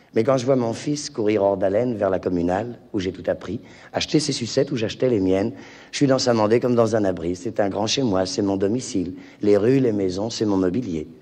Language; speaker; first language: French; native; French